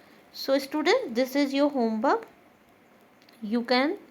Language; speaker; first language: English; non-native, local second language; Hindi